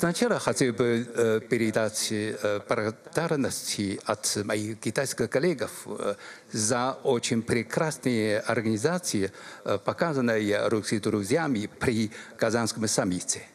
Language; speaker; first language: Russian; non-native, learner; Chinese